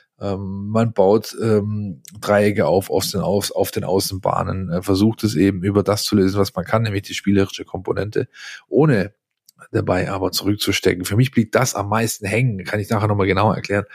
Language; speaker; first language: German; native; German